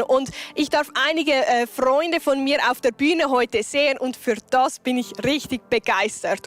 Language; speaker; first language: German; native; German